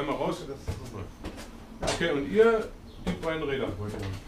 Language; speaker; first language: German; native; German